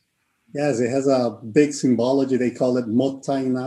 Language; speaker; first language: English; non-native, fluent; Portuguese